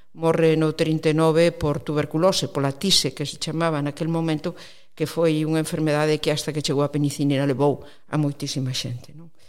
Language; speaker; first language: Galician; non-native, local second language; Spanish